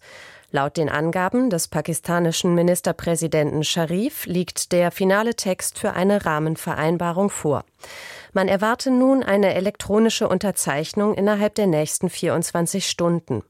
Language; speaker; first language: German; native; German